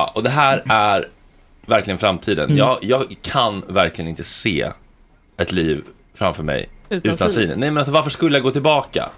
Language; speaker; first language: Swedish; native; Swedish